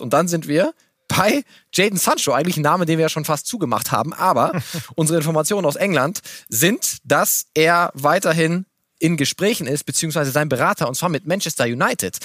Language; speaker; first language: German; native; German